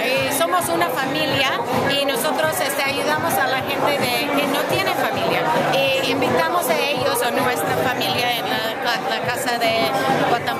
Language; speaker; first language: Spanish; non-native, fluent; English